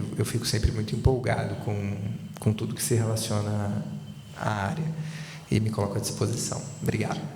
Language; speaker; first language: Portuguese; native; Portuguese